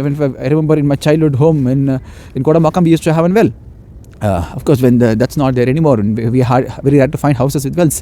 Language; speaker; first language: English; non-native, local second language; Tamil